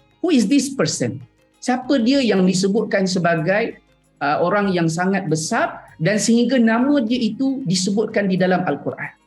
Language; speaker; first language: Malay; native; Malay